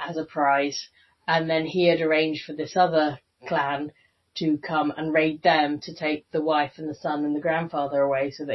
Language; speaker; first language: English; native; English